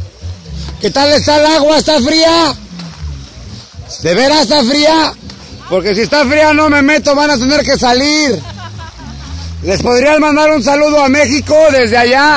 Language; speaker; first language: Spanish; native; Spanish